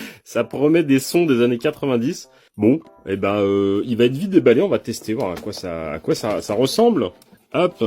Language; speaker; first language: French; native; French